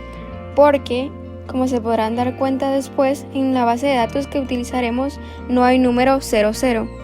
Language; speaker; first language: Spanish; native; Spanish